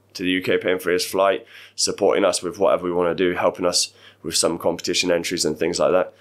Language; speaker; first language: English; native; English